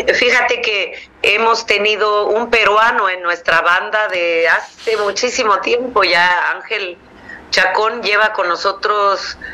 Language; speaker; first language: Spanish; native; Spanish